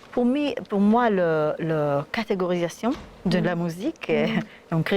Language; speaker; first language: French; non-native, learner; Hebrew